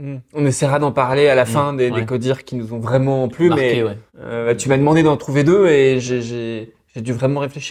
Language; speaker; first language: French; native; French